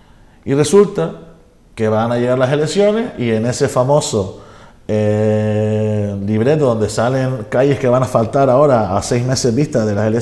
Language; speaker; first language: Spanish; native; Spanish